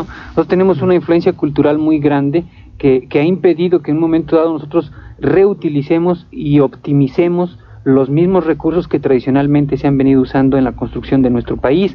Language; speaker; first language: Spanish; native; Spanish